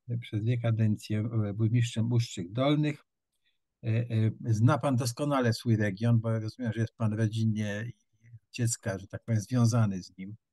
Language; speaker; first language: Polish; native; Polish